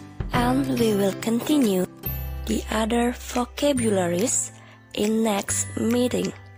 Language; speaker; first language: English; non-native, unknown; Indonesian